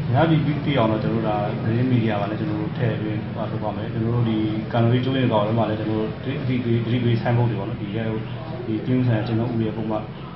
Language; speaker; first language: Burmese; native; Burmese